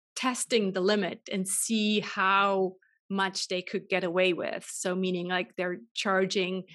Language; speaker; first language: English; non-native, fluent; German